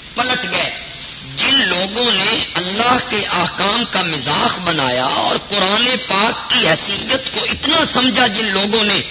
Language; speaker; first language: Urdu; non-native, local second language; Punjabi